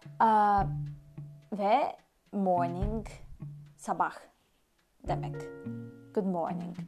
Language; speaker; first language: Turkish; non-native, learner; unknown